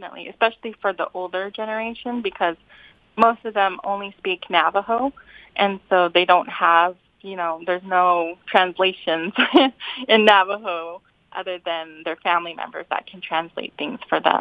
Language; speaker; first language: English; native; English